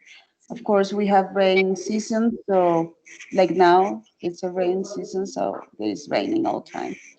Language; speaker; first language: English; non-native, fluent; Spanish